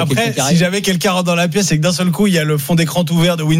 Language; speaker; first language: French; native; French